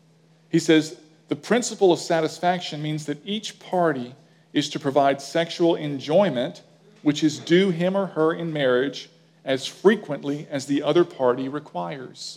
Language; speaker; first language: English; native; English